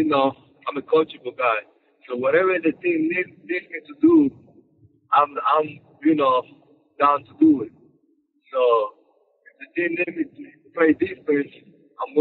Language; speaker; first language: English; non-native, fluent; Spanish